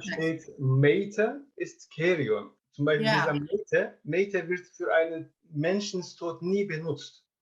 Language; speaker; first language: German; non-native, fluent; Turkish